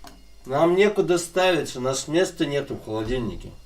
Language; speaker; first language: Russian; native; Russian